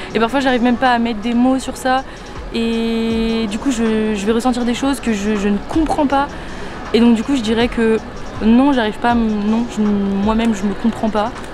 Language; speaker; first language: French; native; French